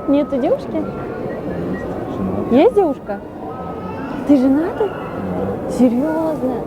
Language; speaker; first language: Russian; non-native, local second language; Kyrgyz